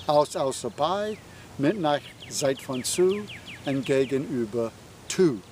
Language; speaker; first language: German; non-native, fluent; English